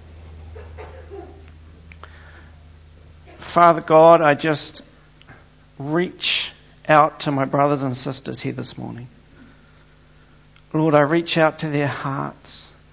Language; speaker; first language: English; native; English